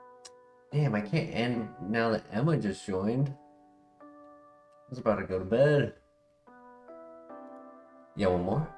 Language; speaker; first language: English; native; English